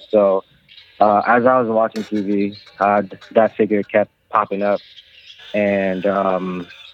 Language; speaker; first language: English; non-native, local second language; Filipino